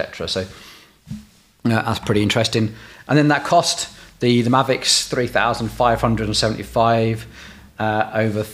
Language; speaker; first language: English; native; English